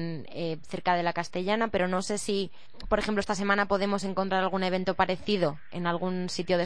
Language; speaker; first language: Spanish; native; Spanish